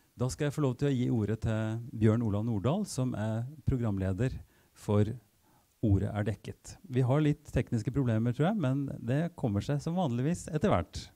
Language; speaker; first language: Norwegian; native; Norwegian